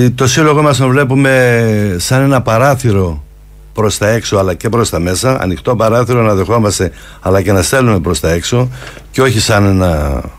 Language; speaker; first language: Greek; native; Greek